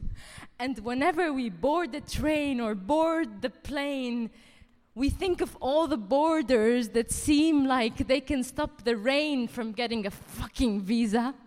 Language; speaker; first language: English; early bilingual, heritage; Arabic